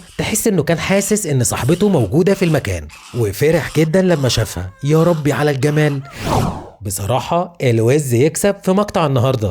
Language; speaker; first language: Arabic; native; Arabic